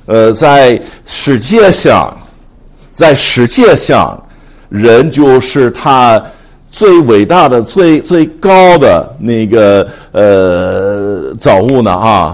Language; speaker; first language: Chinese; non-native, fluent; English